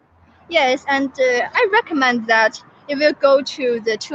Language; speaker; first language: English; non-native, fluent; Chinese